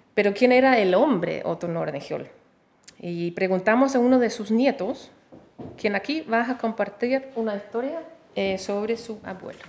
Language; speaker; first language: Spanish; non-native, fluent; Danish